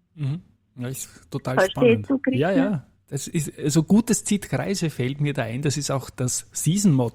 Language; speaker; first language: German; native; German